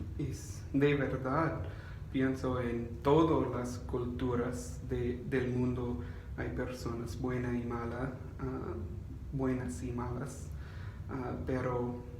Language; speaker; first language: Spanish; non-native, learner; English